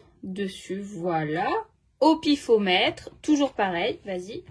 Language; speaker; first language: French; native; French